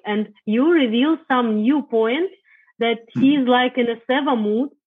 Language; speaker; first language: English; non-native, fluent; Russian